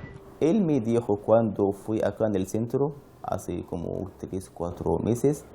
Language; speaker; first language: Spanish; non-native, learner; Arabic